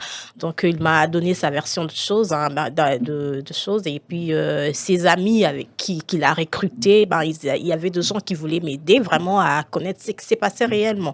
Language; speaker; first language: French; non-native, local second language; Lingala